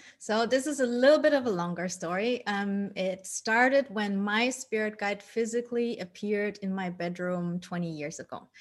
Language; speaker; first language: English; non-native, fluent; German